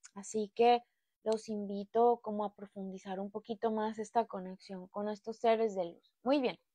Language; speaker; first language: Spanish; native; Spanish